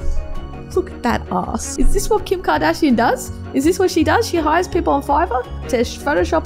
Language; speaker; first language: English; native; English